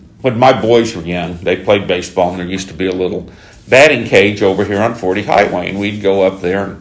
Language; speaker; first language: English; native; English